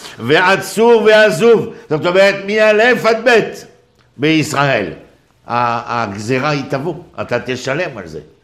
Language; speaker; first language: Hebrew; non-native, fluent; French